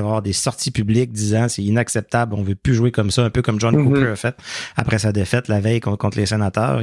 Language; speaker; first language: French; native; French